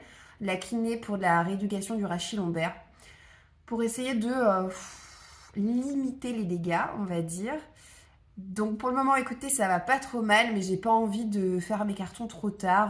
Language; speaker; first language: French; native; French